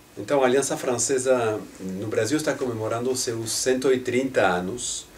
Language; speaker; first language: Portuguese; non-native, fluent; French